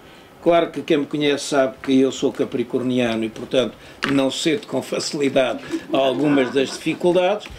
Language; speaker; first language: Portuguese; native; Portuguese